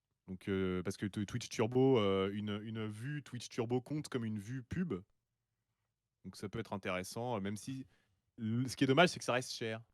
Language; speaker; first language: French; native; French